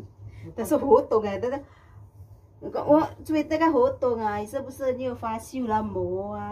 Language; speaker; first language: Chinese; non-native, learner; Indonesian